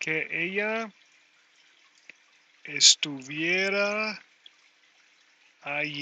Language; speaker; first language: Spanish; non-native, fluent; English